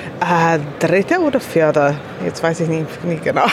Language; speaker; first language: German; non-native, learner; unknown